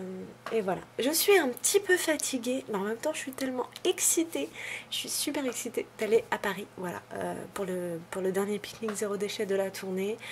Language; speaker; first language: French; native; French